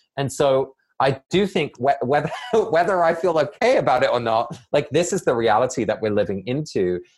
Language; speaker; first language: English; native; English